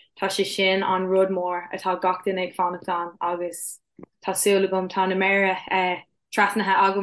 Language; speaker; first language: Irish; non-native, local second language; English